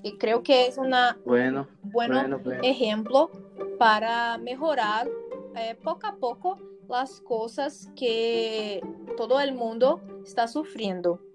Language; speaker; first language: Spanish; non-native, learner; Portuguese